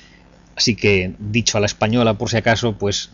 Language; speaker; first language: Spanish; native; Spanish